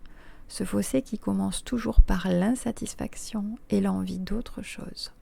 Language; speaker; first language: French; native; French